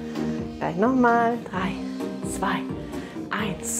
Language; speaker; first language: German; native; German